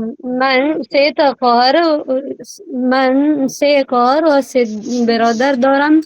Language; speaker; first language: Persian; non-native, fluent; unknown